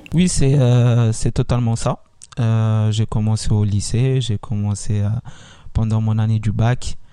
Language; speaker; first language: French; early bilingual, other home language; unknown